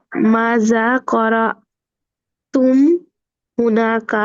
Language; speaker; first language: Arabic; non-native, learner; Bangla